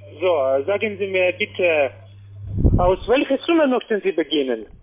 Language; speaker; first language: German; non-native, learner; Polish